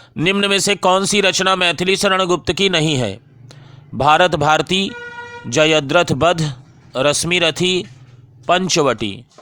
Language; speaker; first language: Hindi; native; Hindi